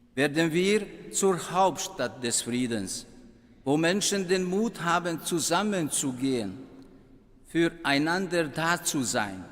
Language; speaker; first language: German; non-native, fluent; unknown